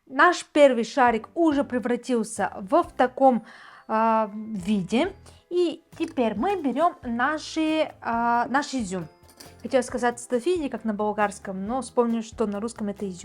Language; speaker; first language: Russian; non-native, fluent; Bulgarian